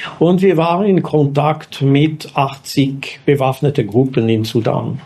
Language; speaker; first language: German; non-native, local second language; French